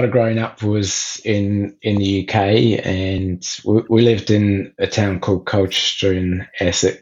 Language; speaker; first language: English; native; English